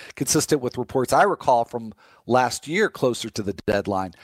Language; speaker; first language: English; native; English